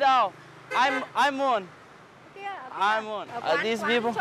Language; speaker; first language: Vietnamese; non-native, learner; English